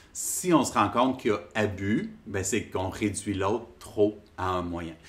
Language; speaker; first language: French; native; French